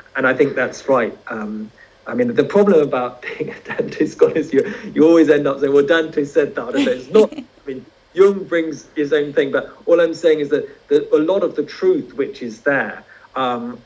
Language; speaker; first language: English; native; English